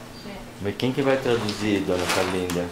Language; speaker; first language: Portuguese; native; Portuguese